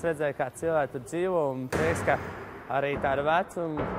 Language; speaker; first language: Latvian; native; Latvian